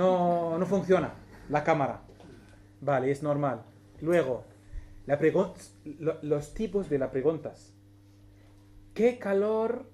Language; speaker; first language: Spanish; non-native, learner; Arabic